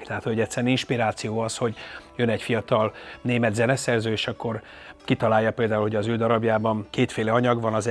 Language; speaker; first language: Hungarian; native; Hungarian